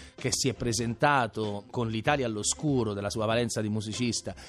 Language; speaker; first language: Italian; native; Italian